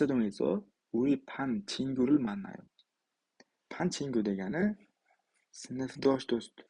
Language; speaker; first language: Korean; non-native, fluent; Uzbek